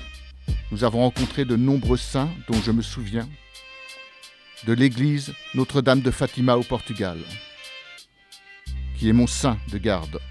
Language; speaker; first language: French; non-native, learner; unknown